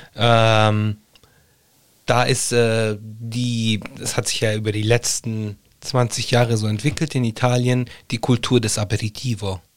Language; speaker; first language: German; early bilingual, other home language; Italian